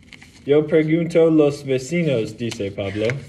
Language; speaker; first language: Spanish; non-native, learner; English